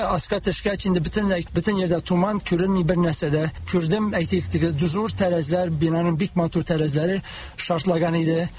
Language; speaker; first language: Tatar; early bilingual, heritage; Tatar